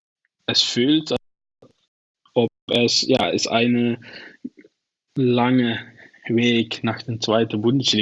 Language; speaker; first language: German; non-native, learner; Dutch